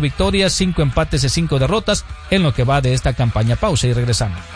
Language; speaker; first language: Spanish; native; Spanish